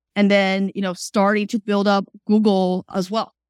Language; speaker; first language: English; early bilingual, other home language; Chinese